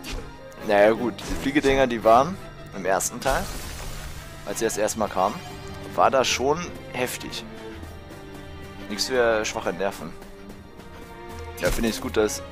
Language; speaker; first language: German; native; German